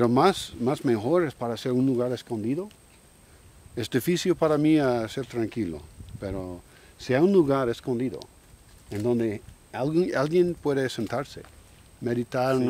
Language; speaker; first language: Spanish; non-native, learner; English